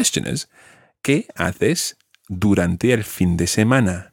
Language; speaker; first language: Spanish; non-native, fluent; English